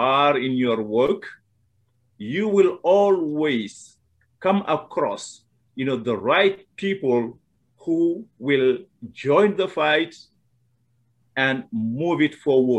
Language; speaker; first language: English; non-native, fluent; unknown